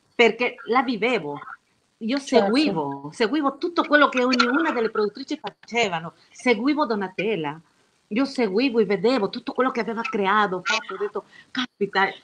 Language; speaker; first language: Italian; non-native, fluent; Spanish